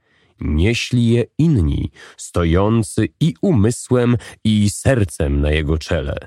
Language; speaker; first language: Polish; native; Polish